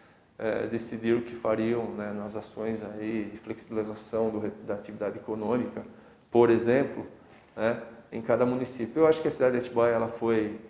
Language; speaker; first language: Portuguese; native; Portuguese